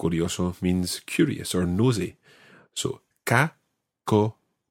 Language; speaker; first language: English; native; English